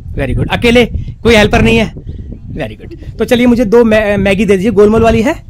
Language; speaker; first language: Hindi; native; Hindi